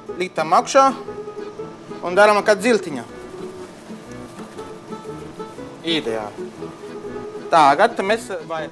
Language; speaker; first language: Latvian; non-native, learner; Italian